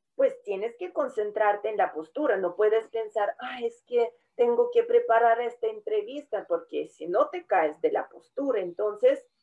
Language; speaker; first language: Spanish; non-native, fluent; Russian